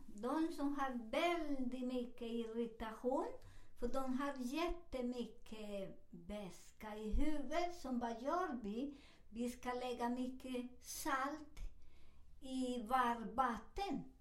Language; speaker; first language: Swedish; non-native, fluent; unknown